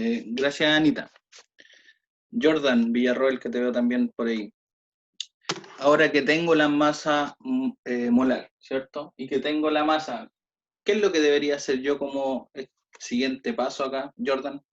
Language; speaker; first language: Spanish; native; Spanish